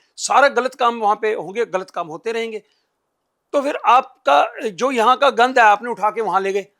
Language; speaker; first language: Hindi; non-native, local second language; Punjabi